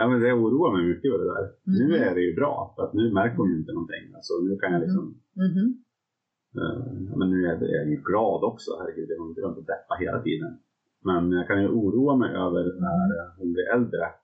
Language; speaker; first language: Swedish; native; Swedish